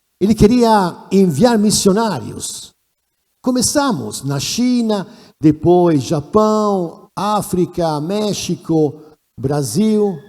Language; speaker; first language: Portuguese; non-native, fluent; Italian